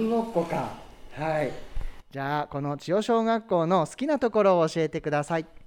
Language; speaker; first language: Japanese; native; Japanese